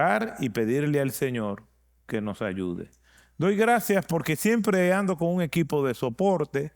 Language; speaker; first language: Spanish; native; Spanish